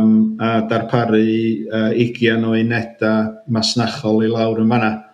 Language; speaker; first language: Welsh; native; Welsh